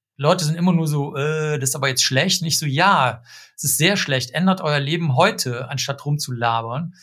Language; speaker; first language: German; native; German